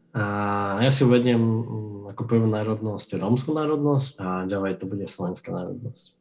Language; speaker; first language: Slovak; native; Slovak